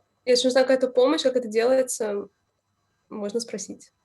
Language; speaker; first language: Russian; native; Russian